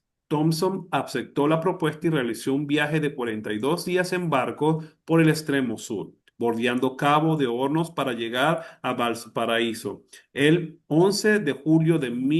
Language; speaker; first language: Spanish; native; Spanish